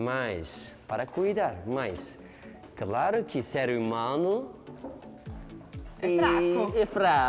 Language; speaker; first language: Portuguese; non-native, learner; Turkish